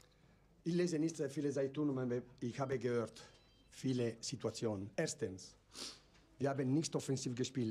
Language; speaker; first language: German; non-native, learner; Italian